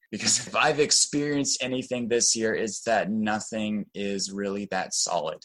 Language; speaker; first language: English; native; English